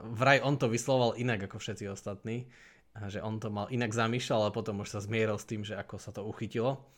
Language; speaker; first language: Slovak; native; Slovak